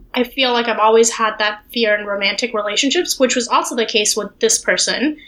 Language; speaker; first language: English; non-native, local second language; Hindi